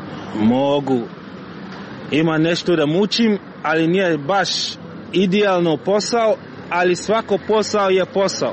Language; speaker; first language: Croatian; non-native, learner; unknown